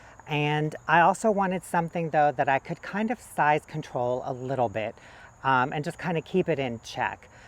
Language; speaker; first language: English; native; English